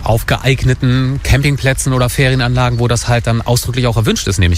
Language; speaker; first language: German; native; German